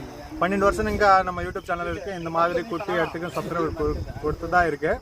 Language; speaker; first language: Tamil; non-native, learner; Telugu